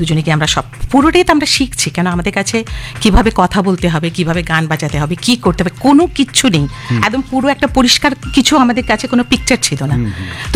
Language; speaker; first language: Bangla; non-native, local second language; Hindi